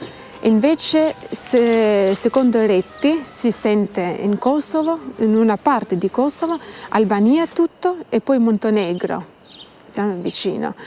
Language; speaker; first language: Italian; non-native, fluent; Albanian